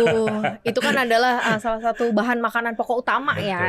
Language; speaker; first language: Indonesian; native; Indonesian